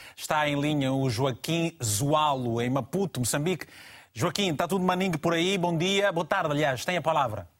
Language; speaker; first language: Portuguese; native; Portuguese